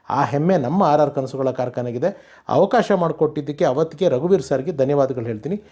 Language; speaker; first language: Kannada; native; Kannada